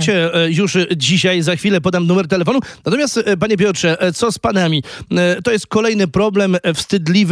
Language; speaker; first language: Polish; native; Polish